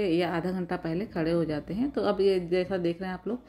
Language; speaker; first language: Hindi; native; Hindi